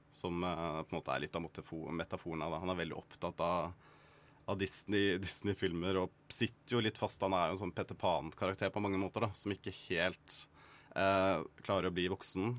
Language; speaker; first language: Norwegian; native; Norwegian